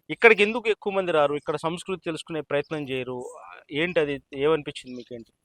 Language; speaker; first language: Telugu; native; Telugu